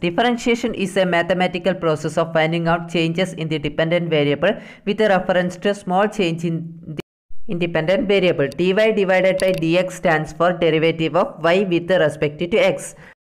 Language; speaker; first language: English; non-native, local second language; Malayalam